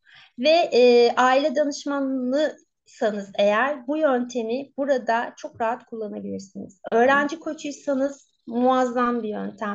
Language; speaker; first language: Turkish; native; Turkish